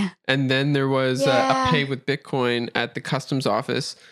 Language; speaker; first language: English; native; English